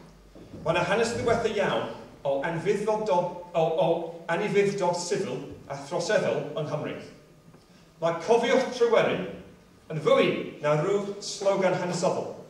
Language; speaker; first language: Welsh; non-native, fluent; English